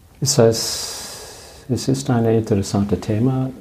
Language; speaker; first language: German; non-native, learner; English